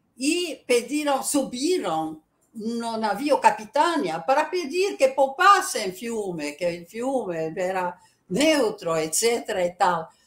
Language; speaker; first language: Portuguese; early bilingual, other home language; Italian